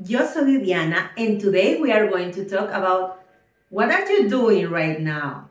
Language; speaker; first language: English; non-native, fluent; Spanish